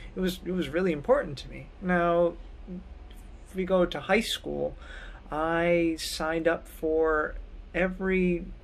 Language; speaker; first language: English; native; English